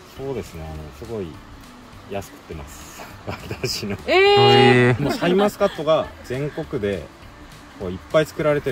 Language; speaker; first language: Japanese; native; Japanese